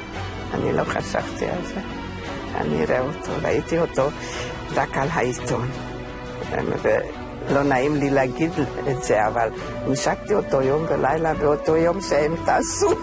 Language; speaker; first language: Hebrew; non-native, fluent; Hungarian